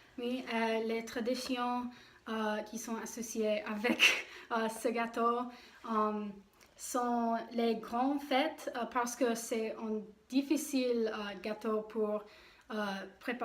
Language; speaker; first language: French; non-native, learner; English